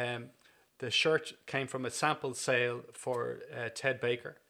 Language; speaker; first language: English; native; English